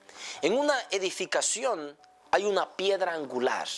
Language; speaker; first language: Spanish; native; Spanish